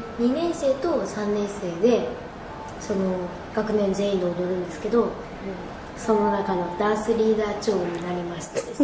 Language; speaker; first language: Japanese; native; Japanese